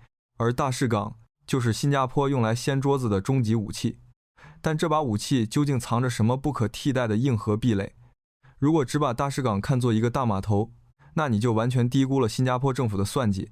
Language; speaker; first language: Chinese; native; Chinese